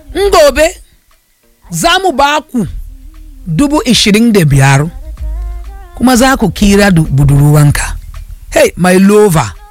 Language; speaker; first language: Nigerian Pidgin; non-native, local second language; Yoruba